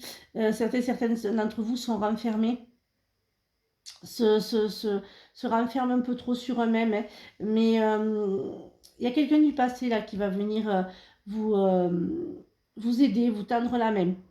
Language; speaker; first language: French; native; French